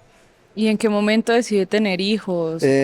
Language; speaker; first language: Spanish; native; Spanish